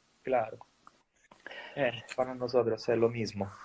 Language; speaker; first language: Spanish; non-native, fluent; Italian